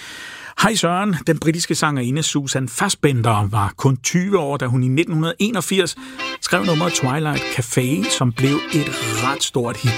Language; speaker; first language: Danish; native; Danish